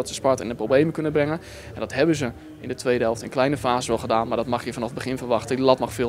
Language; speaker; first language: Dutch; native; Dutch